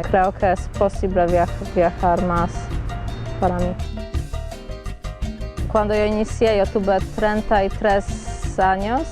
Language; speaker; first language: Spanish; non-native, learner; Polish